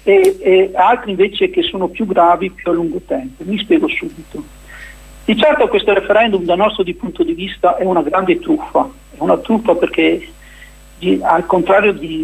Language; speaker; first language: Italian; native; Italian